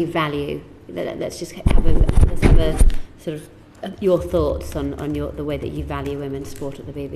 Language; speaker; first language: English; native; English